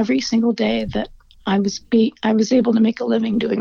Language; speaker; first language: English; native; English